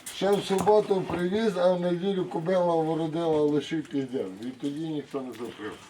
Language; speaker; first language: Ukrainian; native; Ukrainian